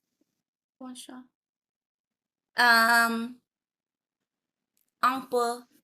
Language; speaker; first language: French; non-native, learner; Vietnamese